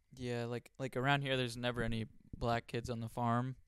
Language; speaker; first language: English; early bilingual, other home language; Hungarian